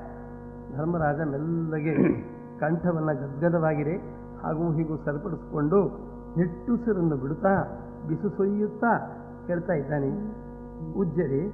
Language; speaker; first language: Kannada; native; Kannada